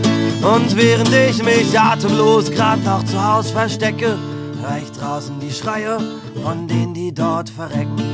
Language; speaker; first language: German; native; German